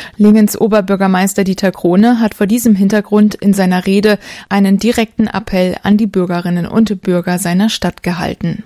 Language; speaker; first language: German; native; German